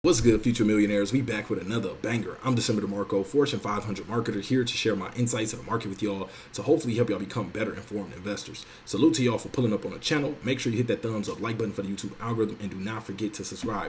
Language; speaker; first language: English; native; English